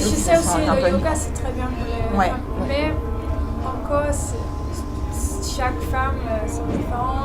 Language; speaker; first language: French; non-native, learner; Danish